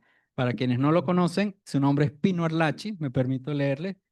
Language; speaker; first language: Spanish; native; Spanish